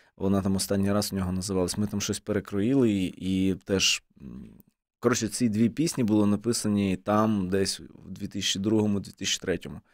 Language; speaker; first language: Ukrainian; non-native, local second language; Russian